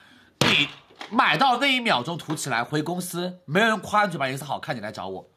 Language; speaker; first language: Chinese; native; Chinese